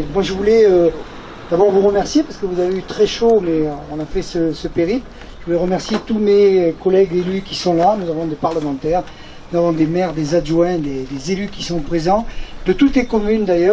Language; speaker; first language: French; native; French